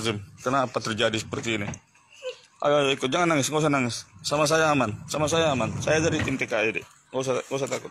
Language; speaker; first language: Indonesian; native; Indonesian